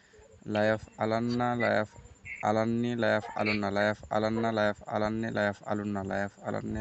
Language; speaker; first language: Arabic; non-native, learner; Bangla